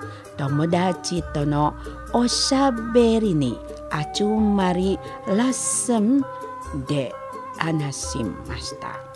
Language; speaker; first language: Japanese; non-native, fluent; Indonesian